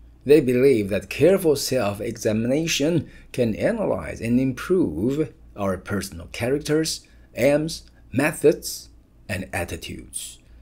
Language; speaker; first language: English; non-native, fluent; Chinese